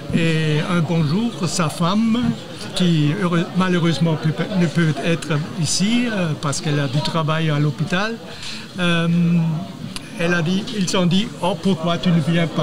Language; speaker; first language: French; non-native, fluent; German